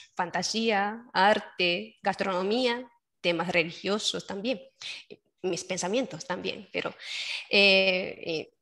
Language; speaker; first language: Spanish; non-native, fluent; Japanese